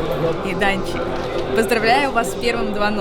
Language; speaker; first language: Russian; native; Russian